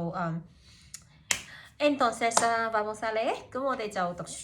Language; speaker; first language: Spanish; non-native, learner; Cantonese